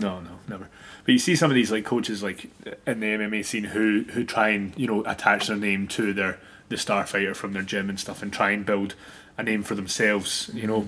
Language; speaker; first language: English; native; English